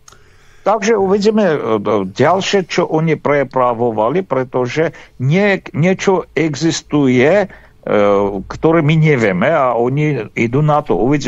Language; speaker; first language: Slovak; non-native, fluent; Armenian